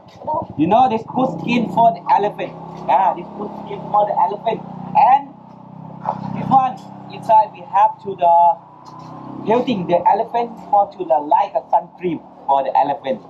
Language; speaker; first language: English; non-native, learner; Thai